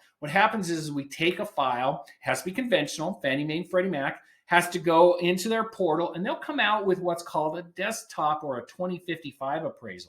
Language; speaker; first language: English; native; English